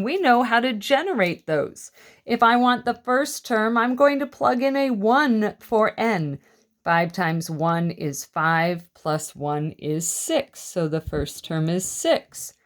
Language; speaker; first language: English; native; English